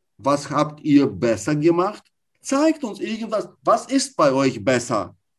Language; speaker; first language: German; non-native, fluent; Russian